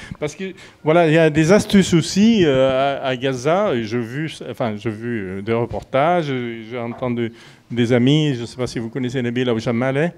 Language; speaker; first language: French; non-native, fluent; Arabic